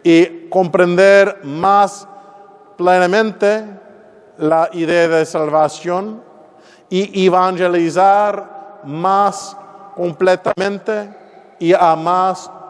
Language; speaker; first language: Spanish; non-native, fluent; English